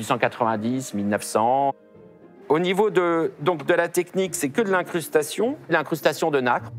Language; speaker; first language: French; native; French